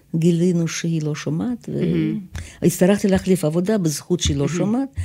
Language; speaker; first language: Hebrew; non-native, fluent; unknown